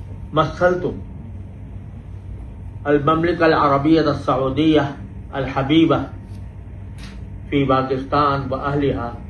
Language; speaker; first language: Arabic; non-native, fluent; Urdu